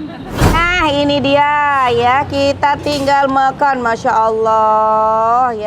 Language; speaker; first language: Indonesian; non-native, local second language; Sundanese